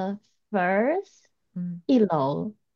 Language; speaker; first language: English; non-native, learner; Chinese